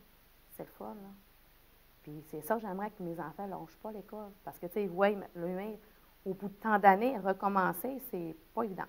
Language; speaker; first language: French; native; French